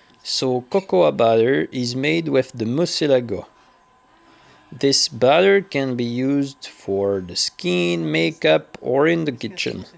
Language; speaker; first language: English; non-native, fluent; French